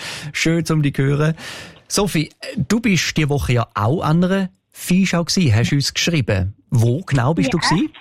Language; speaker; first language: German; native; German